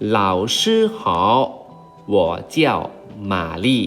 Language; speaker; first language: Chinese; non-native, fluent; Thai